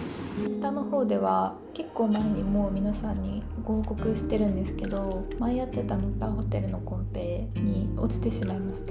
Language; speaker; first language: Japanese; native; Japanese